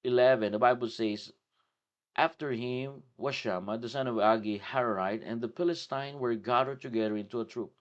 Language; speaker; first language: English; non-native, local second language; Filipino